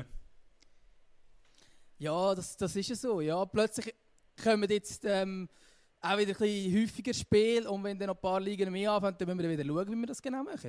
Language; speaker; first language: German; native; German